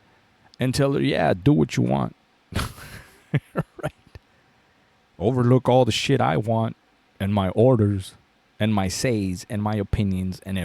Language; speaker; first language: English; native; English